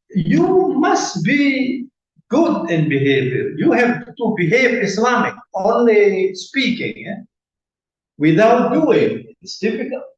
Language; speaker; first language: English; non-native, fluent; Indonesian